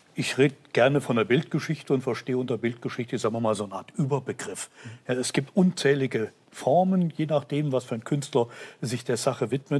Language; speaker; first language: German; native; German